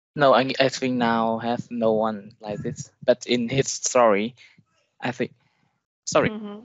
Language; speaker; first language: English; non-native, learner; Vietnamese